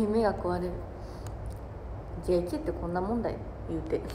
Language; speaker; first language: Japanese; native; Japanese